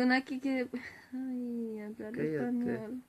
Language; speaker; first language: Spanish; non-native, learner; Swedish